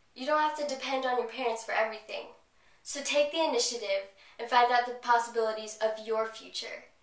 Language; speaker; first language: English; native; English